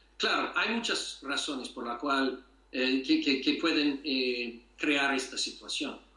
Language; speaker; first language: Spanish; non-native, fluent; English